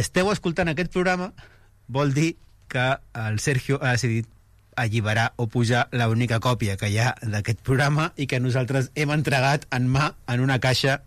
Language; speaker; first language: Catalan; native; Catalan